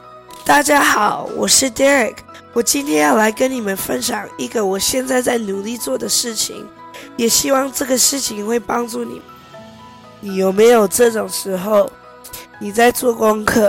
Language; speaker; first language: Chinese; early bilingual, heritage; Chinese